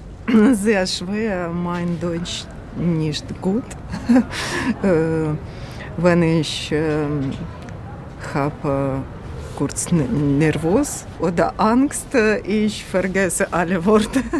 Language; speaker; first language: German; non-native, learner; Ukrainian